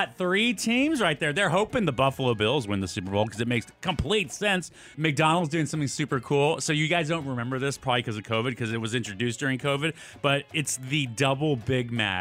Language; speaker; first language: English; native; English